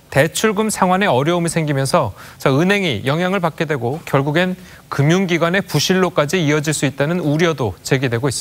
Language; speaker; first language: Korean; native; Korean